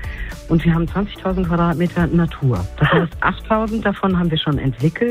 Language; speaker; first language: German; native; German